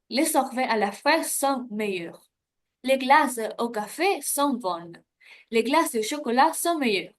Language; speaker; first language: French; non-native, learner; Spanish